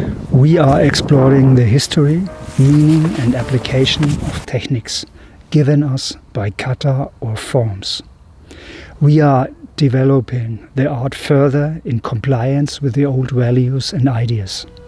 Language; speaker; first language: English; non-native, fluent; German